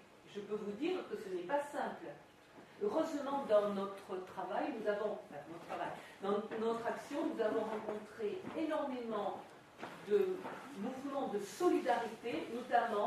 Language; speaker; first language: French; native; French